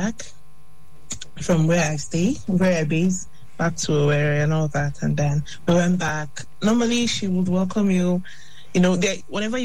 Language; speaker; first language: English; non-native, local second language; Igbo